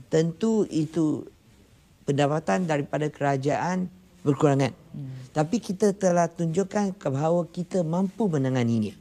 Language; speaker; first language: Malay; non-native, local second language; Chinese